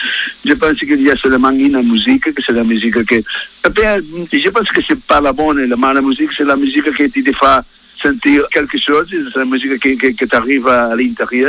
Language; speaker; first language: French; non-native, learner; Spanish